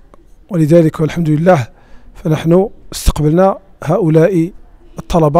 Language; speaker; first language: Arabic; native; Arabic